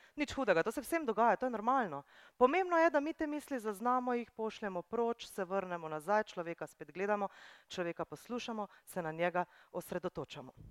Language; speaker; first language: Slovenian; native; Slovenian